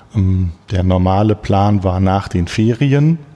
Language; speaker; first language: German; native; German